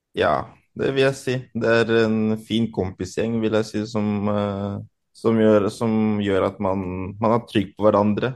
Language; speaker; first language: Norwegian; early bilingual, other home language; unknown